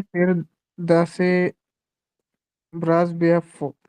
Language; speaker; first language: French; non-native, learner; Hindi